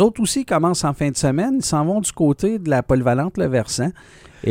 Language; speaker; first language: French; native; French